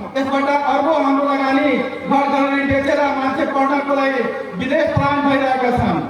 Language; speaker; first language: Nepali; non-native, local second language; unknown